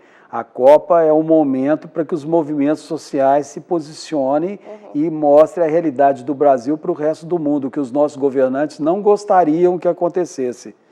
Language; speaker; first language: Portuguese; native; Portuguese